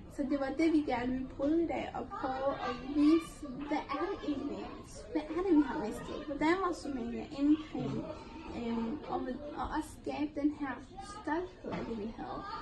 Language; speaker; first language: Danish; early bilingual, other home language; Somali